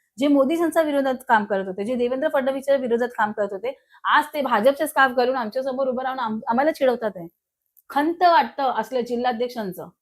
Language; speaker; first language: Marathi; non-native, local second language; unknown